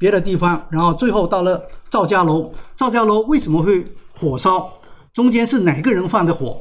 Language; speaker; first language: Chinese; native; Chinese